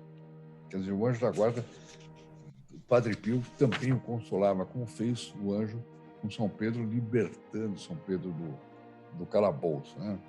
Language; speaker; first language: Portuguese; native; Portuguese